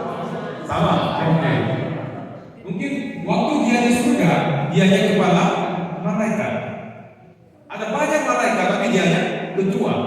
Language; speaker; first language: Indonesian; non-native, fluent; Korean